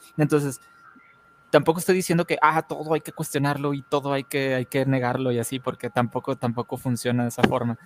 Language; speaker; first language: Spanish; native; Spanish